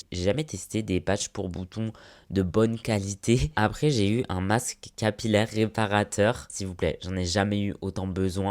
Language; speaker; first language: French; native; French